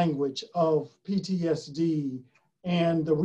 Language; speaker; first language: English; native; English